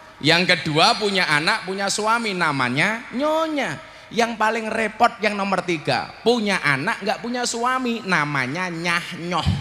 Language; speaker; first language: Indonesian; non-native, local second language; Javanese